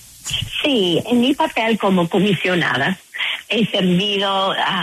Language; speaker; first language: Spanish; non-native, fluent; English